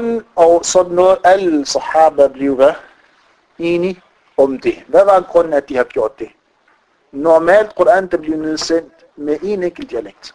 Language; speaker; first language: Danish; non-native, fluent; Arabic